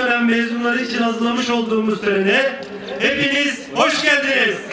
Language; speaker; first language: Turkish; native; Turkish